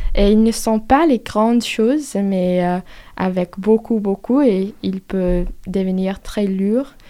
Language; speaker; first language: French; non-native, learner; English